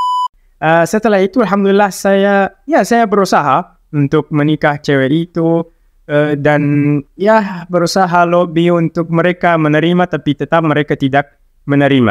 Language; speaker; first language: Indonesian; non-native, local second language; Arabic